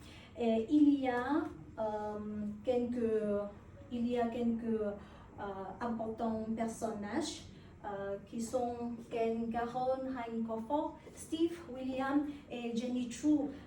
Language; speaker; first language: French; non-native, learner; Vietnamese